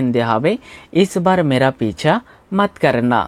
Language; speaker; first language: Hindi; non-native, fluent; Bangla